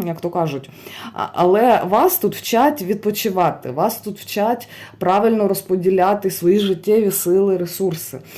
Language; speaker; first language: Ukrainian; non-native, local second language; Russian